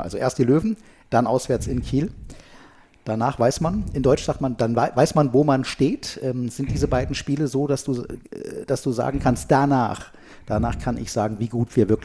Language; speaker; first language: German; native; German